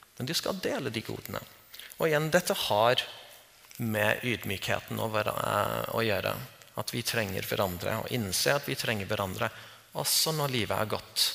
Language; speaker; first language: Norwegian; non-native, fluent; English